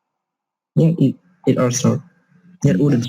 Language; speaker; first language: English; non-native, learner; Vietnamese